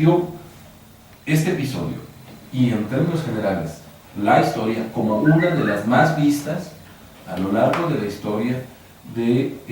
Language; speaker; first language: Spanish; native; Spanish